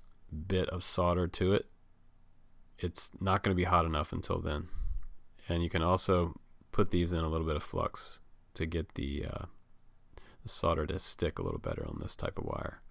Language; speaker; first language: English; native; English